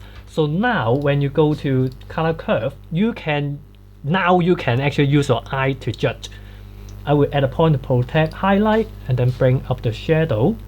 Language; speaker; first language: English; non-native, fluent; Cantonese